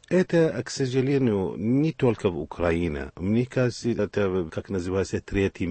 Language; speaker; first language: Russian; non-native, learner; Arabic